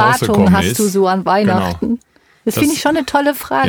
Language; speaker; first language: German; native; German